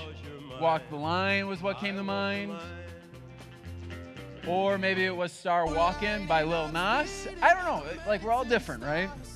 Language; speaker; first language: English; native; English